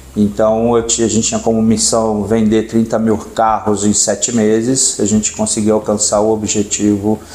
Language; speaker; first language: Portuguese; native; Portuguese